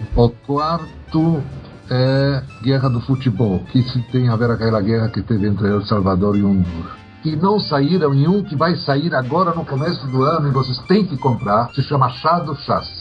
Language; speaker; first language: Portuguese; early bilingual, other home language; Polish